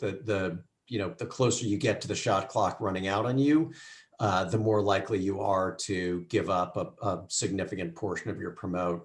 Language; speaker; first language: English; native; English